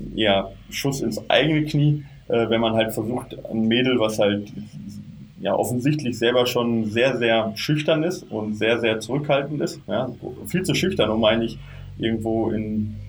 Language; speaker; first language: German; native; German